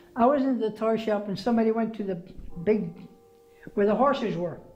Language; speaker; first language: English; native; English